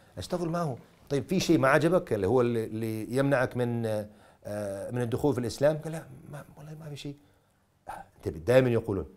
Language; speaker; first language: Arabic; non-native, fluent; English